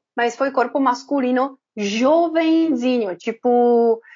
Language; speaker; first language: Portuguese; non-native, fluent; Czech